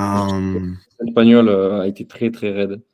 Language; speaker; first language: French; native; French